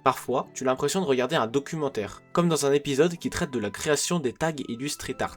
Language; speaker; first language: French; native; French